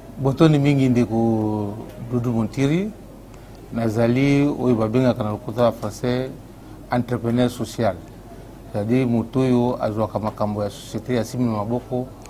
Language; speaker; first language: Lingala; native; Lingala